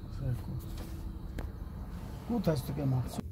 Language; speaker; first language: German; non-native, fluent; Turkish